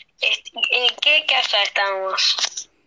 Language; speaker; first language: Spanish; early bilingual, heritage; Spanish